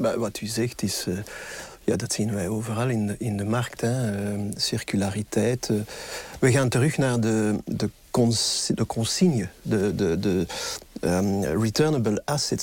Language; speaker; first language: Dutch; non-native, local second language; French